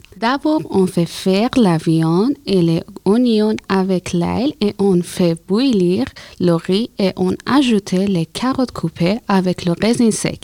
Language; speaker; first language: French; non-native, learner; Persian